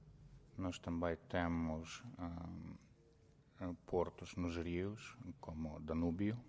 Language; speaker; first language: Portuguese; non-native, fluent; Ukrainian